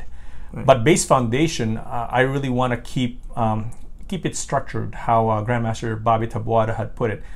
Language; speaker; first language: English; non-native, local second language; Filipino